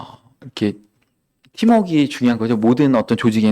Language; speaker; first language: Korean; native; Korean